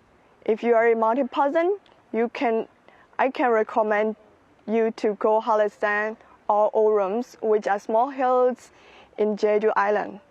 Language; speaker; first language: English; non-native, fluent; Burmese